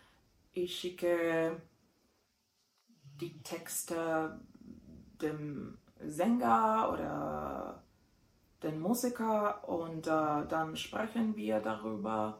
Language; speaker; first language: German; non-native, fluent; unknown